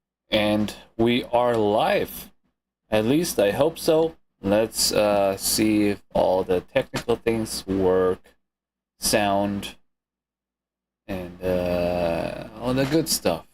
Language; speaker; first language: English; non-native, fluent; German